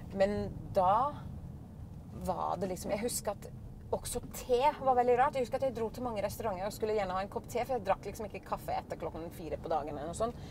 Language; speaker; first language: Norwegian; non-native, fluent; English